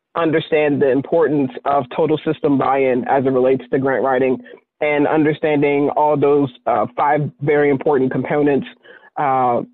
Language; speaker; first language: English; native; English